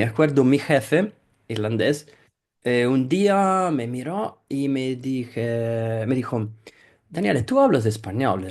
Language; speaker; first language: Spanish; non-native, fluent; Italian